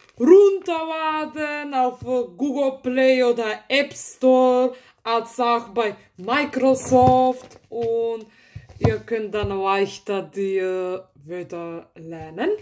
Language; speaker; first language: German; early bilingual, other home language; Macedonian